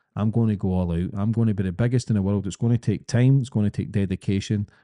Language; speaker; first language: English; native; English